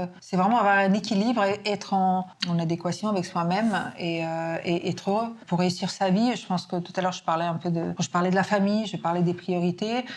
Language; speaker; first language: French; non-native, fluent; Serbian